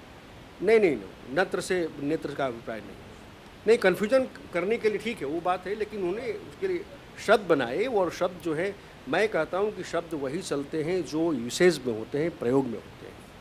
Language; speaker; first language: Hindi; native; Hindi